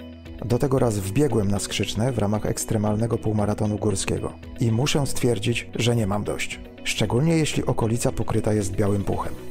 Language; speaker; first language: Polish; native; Polish